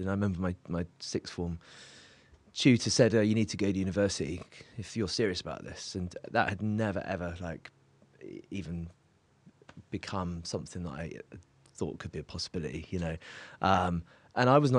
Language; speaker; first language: English; native; English